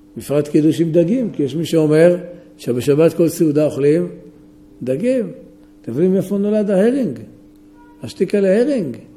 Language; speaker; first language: Hebrew; native; Hebrew